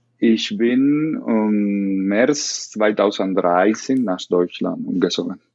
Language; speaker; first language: German; non-native, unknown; Spanish